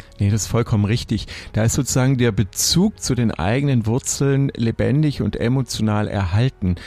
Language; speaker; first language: German; native; German